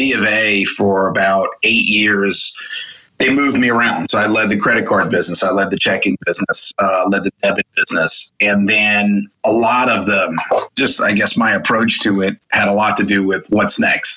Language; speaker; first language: English; native; English